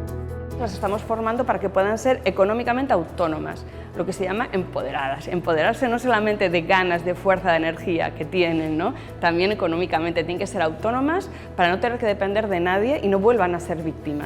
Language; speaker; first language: Spanish; native; Spanish